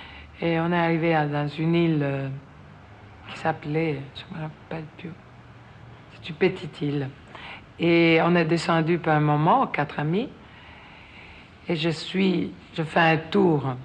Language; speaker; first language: French; non-native, fluent; Italian